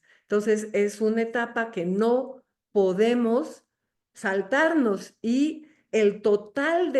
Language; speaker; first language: Spanish; native; Spanish